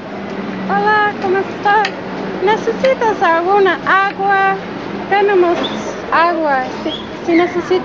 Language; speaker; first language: Spanish; non-native, learner; English